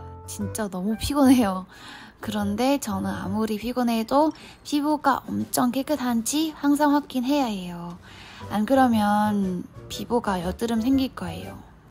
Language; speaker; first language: Korean; non-native, fluent; Vietnamese